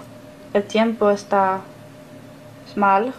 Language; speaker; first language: Spanish; non-native, learner; English